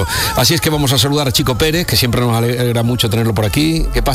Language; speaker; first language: Spanish; native; Spanish